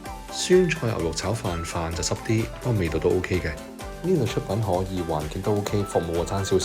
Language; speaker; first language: Cantonese; native; Cantonese